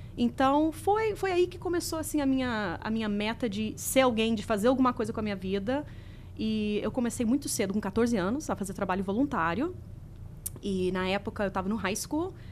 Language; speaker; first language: Portuguese; early bilingual, heritage; Portuguese